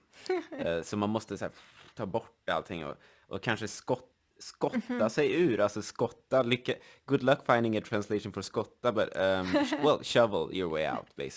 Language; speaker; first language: Swedish; native; Swedish